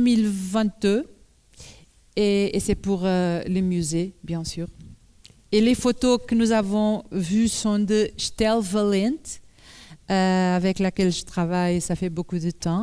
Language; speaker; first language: French; non-native, learner; Portuguese